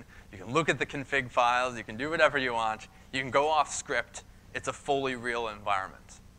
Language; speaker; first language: English; native; English